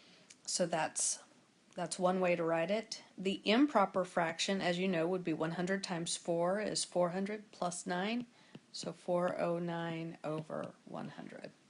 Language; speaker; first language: English; native; English